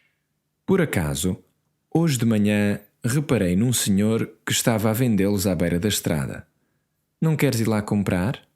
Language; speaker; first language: Portuguese; non-native, learner; English